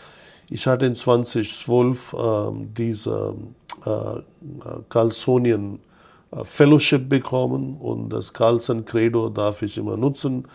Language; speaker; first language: German; non-native, fluent; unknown